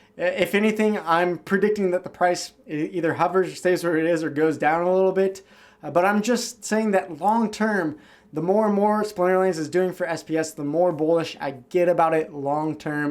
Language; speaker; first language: English; native; English